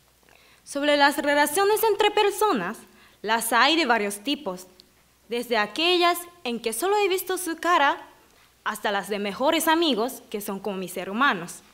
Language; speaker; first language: Spanish; non-native, fluent; Japanese